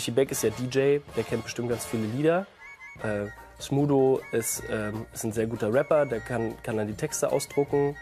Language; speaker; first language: German; native; German